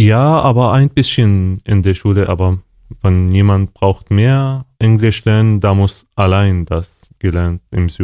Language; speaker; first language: German; non-native, learner; Arabic